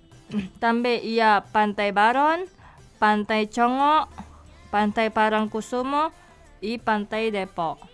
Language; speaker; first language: Catalan; non-native, fluent; Indonesian